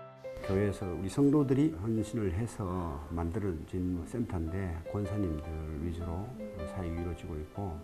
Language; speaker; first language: Korean; non-native, local second language; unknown